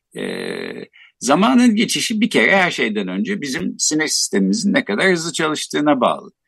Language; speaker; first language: Turkish; native; Turkish